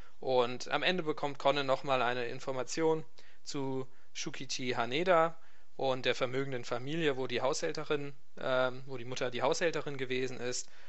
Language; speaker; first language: German; native; German